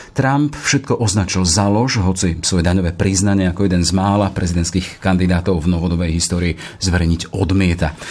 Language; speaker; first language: Slovak; native; Slovak